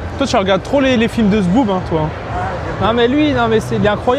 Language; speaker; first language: French; native; French